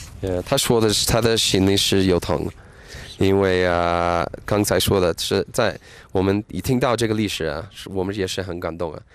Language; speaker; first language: Chinese; non-native, fluent; English